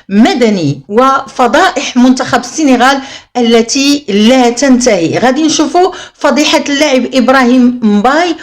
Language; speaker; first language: Arabic; native; Arabic